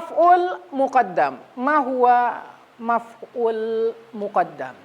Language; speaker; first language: Arabic; non-native, fluent; Indonesian